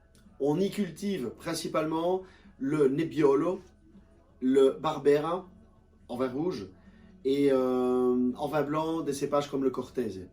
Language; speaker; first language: French; native; French